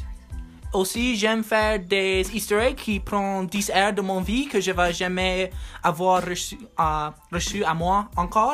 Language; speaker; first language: French; non-native, learner; English